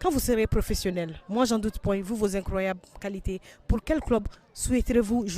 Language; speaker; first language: French; non-native, local second language; Bambara